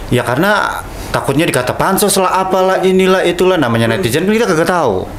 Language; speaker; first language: Indonesian; native; Indonesian